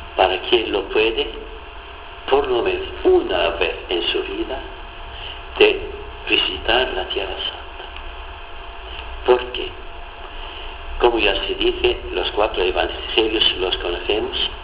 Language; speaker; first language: Spanish; non-native, fluent; Arabic